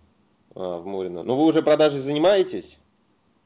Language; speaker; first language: Russian; native; Russian